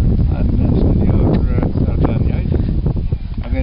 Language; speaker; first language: Welsh; non-native, learner; Irish